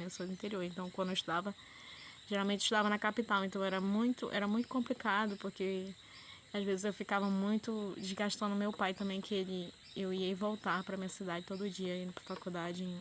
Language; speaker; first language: Portuguese; native; Portuguese